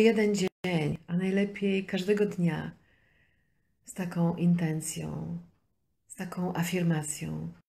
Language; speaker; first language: Polish; native; Polish